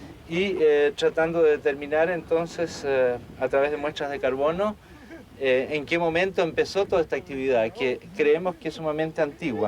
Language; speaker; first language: Spanish; native; Spanish